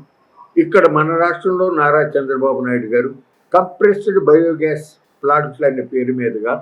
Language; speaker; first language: Telugu; native; Telugu